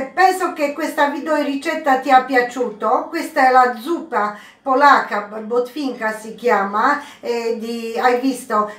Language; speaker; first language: Italian; non-native, learner; Polish